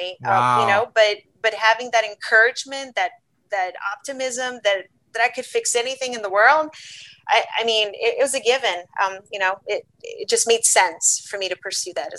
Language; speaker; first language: English; early bilingual, other home language; Portuguese